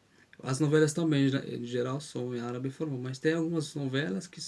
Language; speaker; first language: Portuguese; non-native, fluent; Arabic